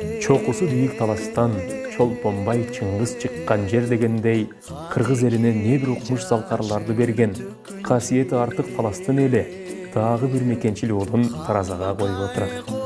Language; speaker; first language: Kyrgyz; native; Kyrgyz